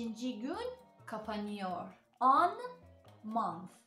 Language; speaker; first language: Turkish; non-native, learner; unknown